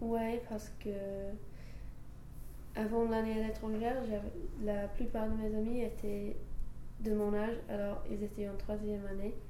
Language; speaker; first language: French; non-native, fluent; English